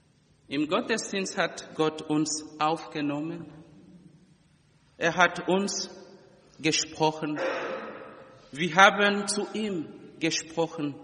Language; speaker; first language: German; non-native, fluent; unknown